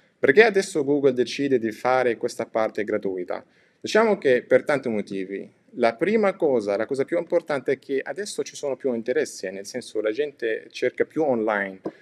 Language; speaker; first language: Italian; non-native, fluent; Arabic